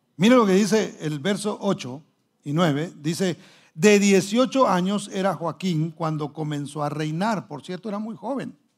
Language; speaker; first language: Spanish; early bilingual, heritage; Spanish